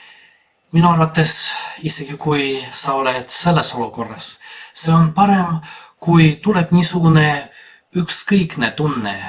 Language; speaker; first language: Estonian; non-native, fluent; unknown